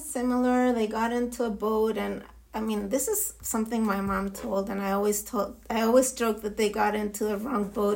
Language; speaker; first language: English; non-native, fluent; Spanish